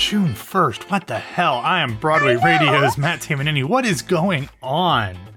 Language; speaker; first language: English; native; English